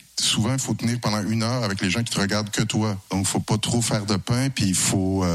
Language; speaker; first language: French; native; French